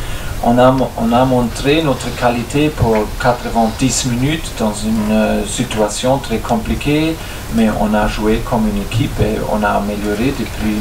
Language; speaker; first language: French; non-native, fluent; German